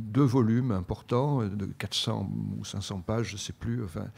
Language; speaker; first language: French; native; French